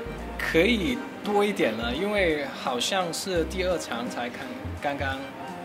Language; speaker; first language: Chinese; non-native, local second language; Cantonese